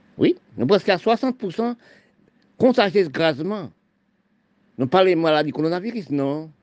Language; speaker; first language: French; non-native, local second language; Haitian Creole